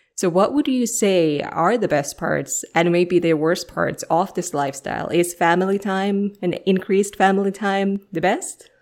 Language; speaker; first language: English; non-native, fluent; Finnish